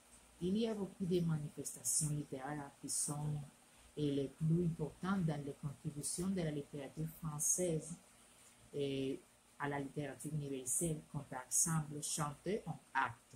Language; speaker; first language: French; non-native, learner; Spanish